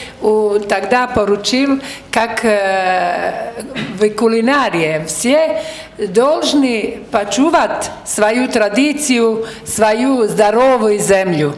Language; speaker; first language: Russian; non-native, learner; Croatian